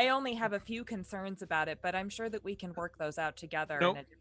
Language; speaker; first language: English; native; English